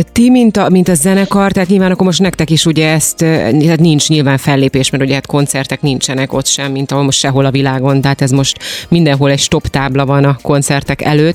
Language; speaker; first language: Hungarian; native; Hungarian